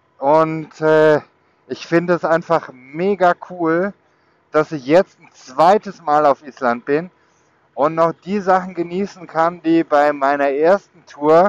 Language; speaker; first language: German; native; German